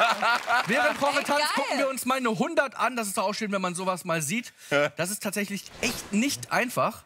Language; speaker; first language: German; native; German